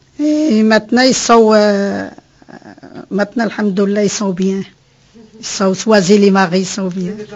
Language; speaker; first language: French; non-native, learner; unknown